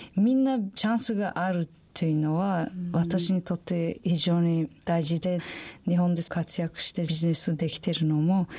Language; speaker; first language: Japanese; non-native, fluent; Uzbek